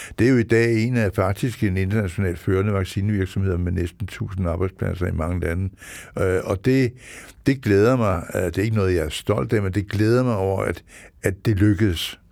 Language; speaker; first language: Danish; native; Danish